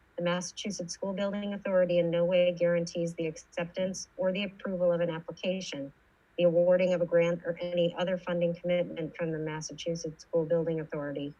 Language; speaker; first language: English; native; English